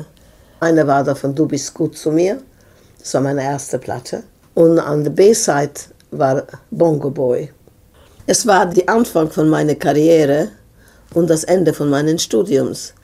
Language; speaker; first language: German; non-native, fluent; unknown